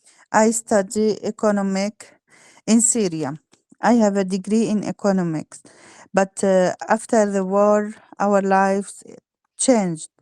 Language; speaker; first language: English; non-native, learner; Arabic